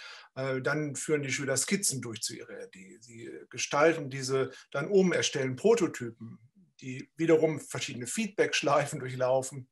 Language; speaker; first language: German; native; German